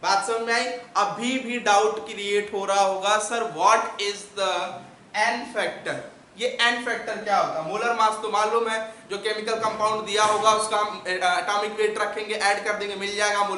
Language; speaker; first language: Hindi; native; Hindi